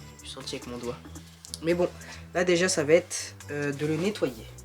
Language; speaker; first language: French; native; French